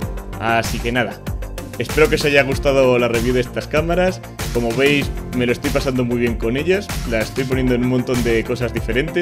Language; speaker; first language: Spanish; native; Spanish